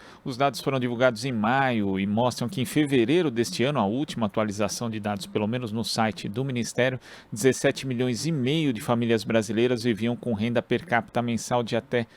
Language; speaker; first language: Portuguese; native; Portuguese